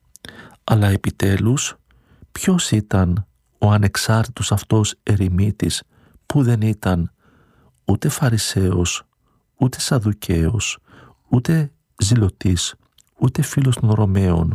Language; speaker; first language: Greek; native; Greek